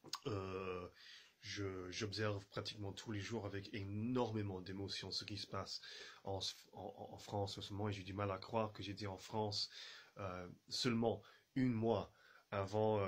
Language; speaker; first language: French; non-native, fluent; English